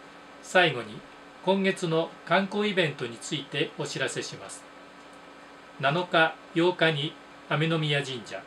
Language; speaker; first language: Japanese; native; Japanese